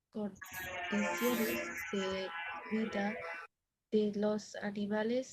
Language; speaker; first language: Spanish; non-native, learner; Bangla